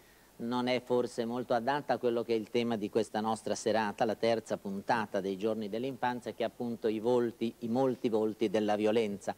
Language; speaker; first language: Italian; native; Italian